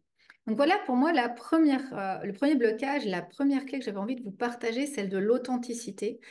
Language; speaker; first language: French; native; French